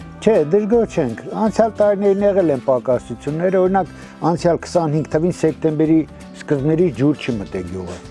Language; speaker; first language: Armenian; native; Armenian